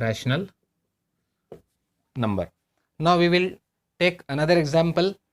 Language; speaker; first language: English; non-native, local second language; Hindi